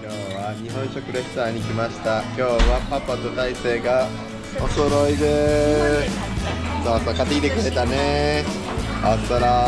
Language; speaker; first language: Japanese; native; Japanese